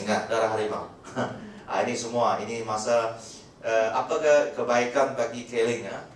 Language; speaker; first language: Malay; non-native, local second language; Chinese